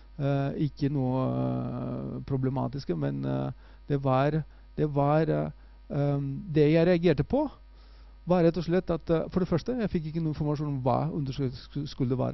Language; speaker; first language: Norwegian; non-native, fluent; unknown